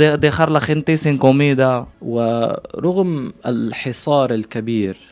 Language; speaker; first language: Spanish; non-native, learner; Arabic